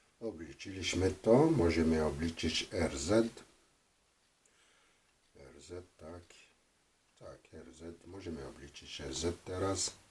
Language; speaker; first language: Polish; non-native, fluent; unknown